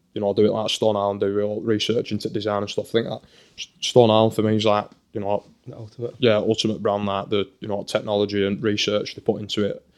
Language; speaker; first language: English; native; English